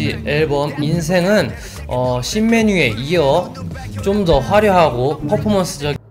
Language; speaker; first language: Korean; native; Korean